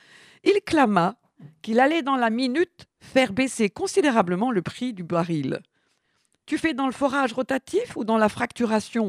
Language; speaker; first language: French; native; French